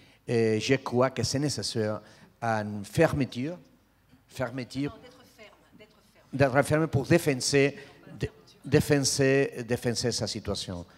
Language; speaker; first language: French; non-native, learner; Spanish